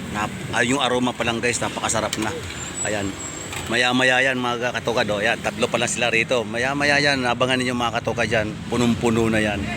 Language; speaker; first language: Filipino; native; Filipino